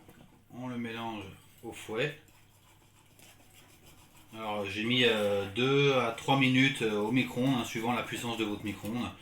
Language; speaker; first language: French; native; French